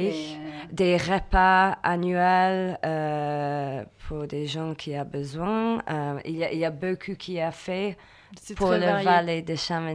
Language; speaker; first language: French; non-native, learner; English